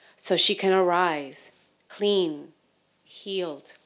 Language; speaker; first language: English; early bilingual, other home language; Spanish